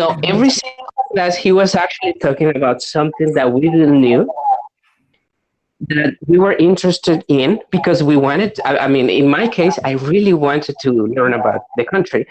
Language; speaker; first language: English; non-native, fluent; Spanish